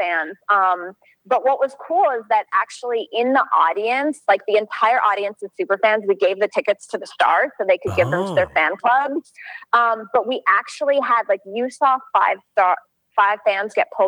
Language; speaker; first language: English; native; English